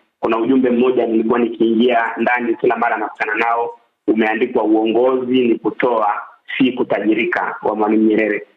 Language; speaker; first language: Swahili; native; Swahili